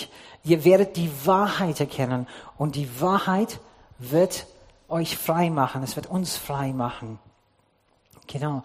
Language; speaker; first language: German; non-native, fluent; English